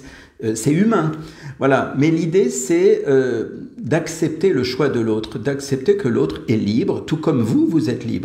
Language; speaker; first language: French; native; French